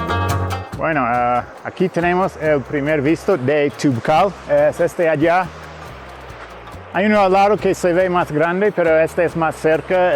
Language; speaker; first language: Spanish; non-native, fluent; English